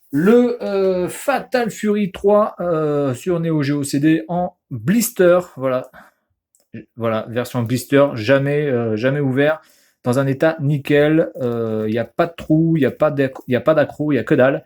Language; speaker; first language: French; native; French